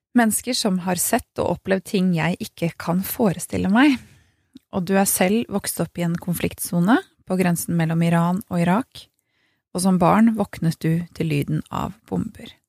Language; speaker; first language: Norwegian; native; Norwegian